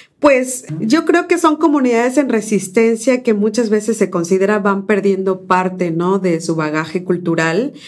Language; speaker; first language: Spanish; native; Spanish